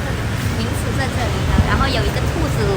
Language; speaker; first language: Chinese; non-native, learner; Vietnamese